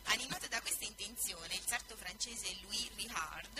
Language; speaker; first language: Italian; native; Italian